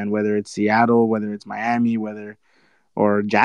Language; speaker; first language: English; native; English